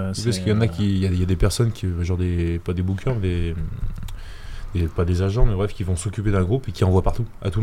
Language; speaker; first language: French; native; French